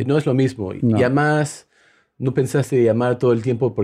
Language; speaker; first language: Spanish; early bilingual, heritage; Spanish